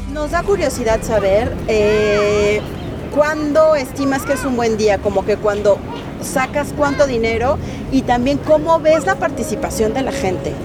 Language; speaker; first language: Spanish; native; Spanish